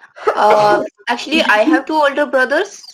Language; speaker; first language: English; non-native, learner; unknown